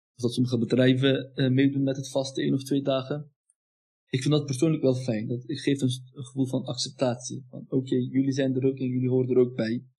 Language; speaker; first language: Dutch; early bilingual, other home language; Turkish